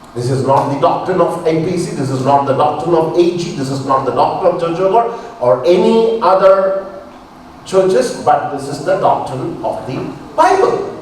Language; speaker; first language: English; non-native, local second language; Malayalam